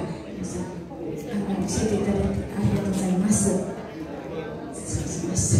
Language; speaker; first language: Japanese; non-native, learner; Indonesian